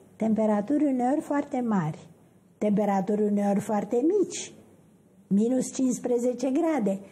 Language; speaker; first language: Romanian; native; Romanian